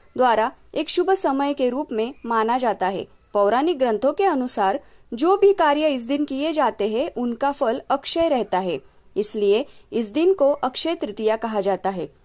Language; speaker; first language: Hindi; non-native, local second language; Marathi